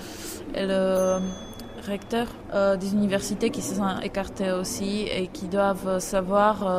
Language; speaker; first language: French; non-native, fluent; Czech